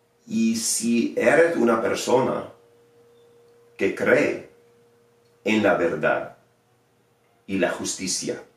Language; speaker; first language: Spanish; non-native, fluent; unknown